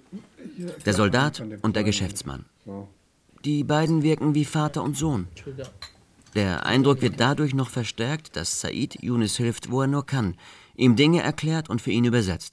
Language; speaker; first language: German; native; German